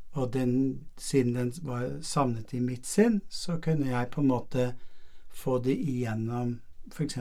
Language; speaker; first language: Norwegian; non-native, fluent; English